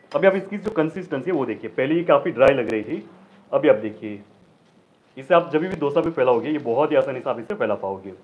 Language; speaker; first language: Hindi; non-native, local second language; Gujarati